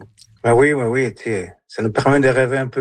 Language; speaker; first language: French; non-native, fluent; Spanish